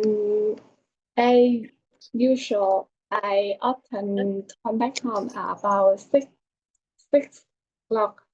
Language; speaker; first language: English; non-native, learner; Vietnamese